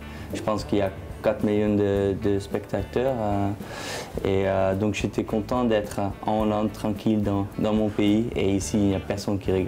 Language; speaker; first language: French; non-native, fluent; Dutch